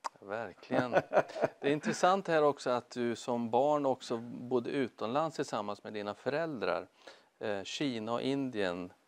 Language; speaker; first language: Swedish; native; Swedish